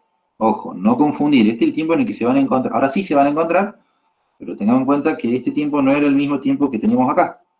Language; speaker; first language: Spanish; native; Spanish